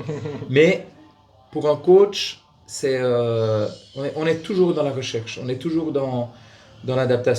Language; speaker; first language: French; native; French